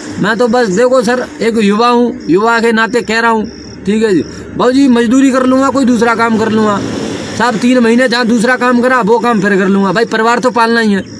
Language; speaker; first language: Hindi; native; Hindi